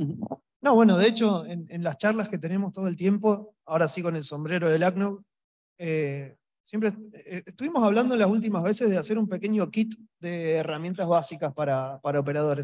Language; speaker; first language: Spanish; native; Spanish